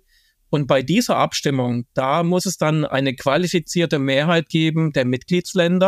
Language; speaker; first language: German; native; German